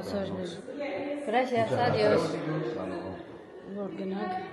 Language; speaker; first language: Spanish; non-native, learner; Armenian